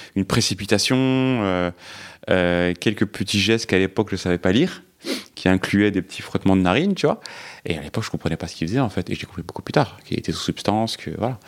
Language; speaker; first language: French; native; French